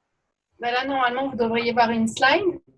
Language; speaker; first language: French; native; French